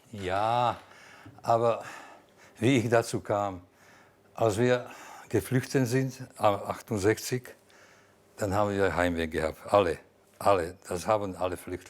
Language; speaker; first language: German; non-native, fluent; Slovak